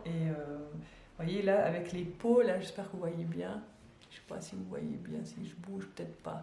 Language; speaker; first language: French; native; French